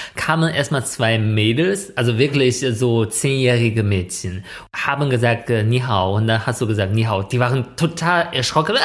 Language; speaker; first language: German; non-native, fluent; Chinese